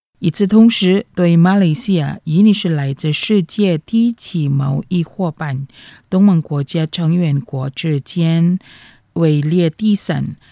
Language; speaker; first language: Chinese; non-native, fluent; Indonesian